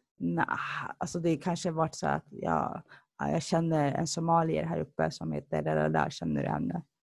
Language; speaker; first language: Swedish; early bilingual, other home language; Somali